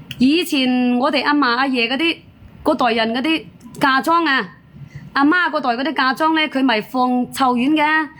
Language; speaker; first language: Cantonese; native; Cantonese